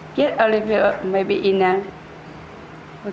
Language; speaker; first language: English; non-native, learner; Vietnamese